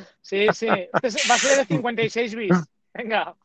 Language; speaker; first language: Spanish; native; Spanish